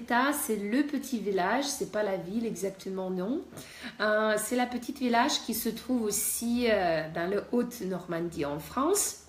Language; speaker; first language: French; non-native, fluent; Russian